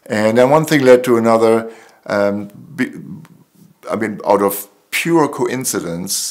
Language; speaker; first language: English; non-native, fluent; German